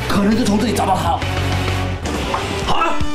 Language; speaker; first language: Chinese; native; Chinese